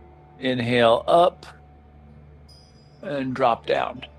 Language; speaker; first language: English; native; English